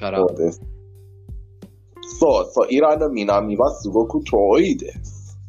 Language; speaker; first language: Japanese; non-native, learner; Persian